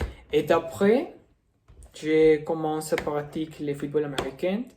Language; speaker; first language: French; non-native, learner; Spanish